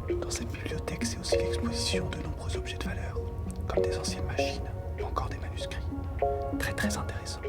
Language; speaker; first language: French; native; French